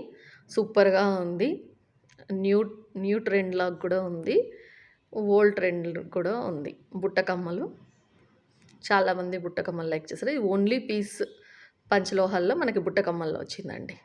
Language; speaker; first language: Telugu; native; Telugu